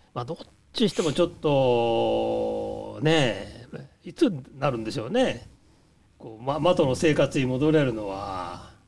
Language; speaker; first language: Japanese; early bilingual, heritage; Japanese